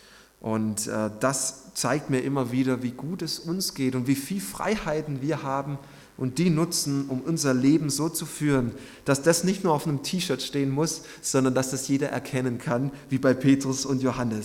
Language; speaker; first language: German; native; German